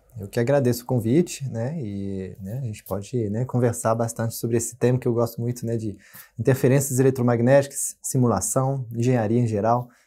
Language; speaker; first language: Portuguese; non-native, fluent; French